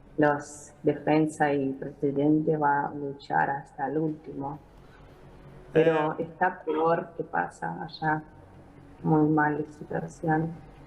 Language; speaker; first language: Spanish; non-native, fluent; Ukrainian